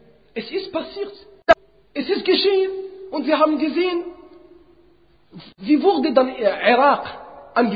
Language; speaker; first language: German; non-native, fluent; Arabic